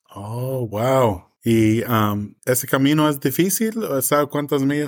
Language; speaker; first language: Spanish; early bilingual, heritage; English